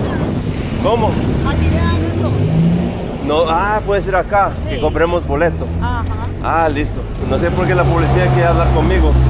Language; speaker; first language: Spanish; non-native, learner; English